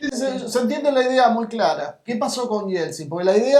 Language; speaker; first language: Spanish; native; Spanish